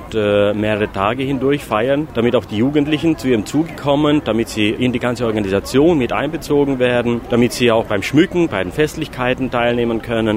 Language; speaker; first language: German; native; German